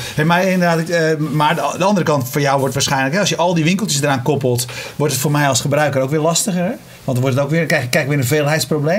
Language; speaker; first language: Dutch; native; Dutch